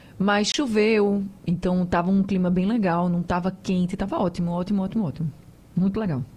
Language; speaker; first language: Portuguese; native; Portuguese